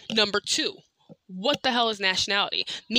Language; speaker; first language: English; native; English